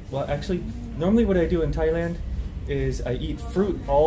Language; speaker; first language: English; native; English